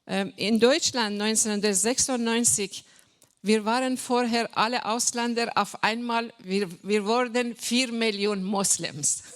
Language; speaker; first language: German; non-native, fluent; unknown